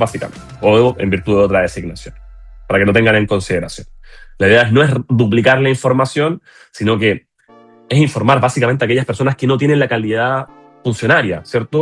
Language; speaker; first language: Spanish; native; Spanish